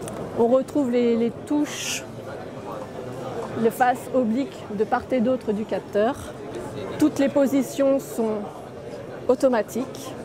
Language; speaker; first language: French; native; French